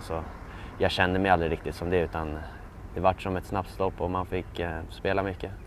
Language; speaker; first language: Swedish; native; Swedish